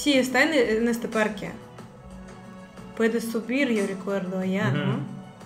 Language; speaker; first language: Spanish; non-native, learner; Russian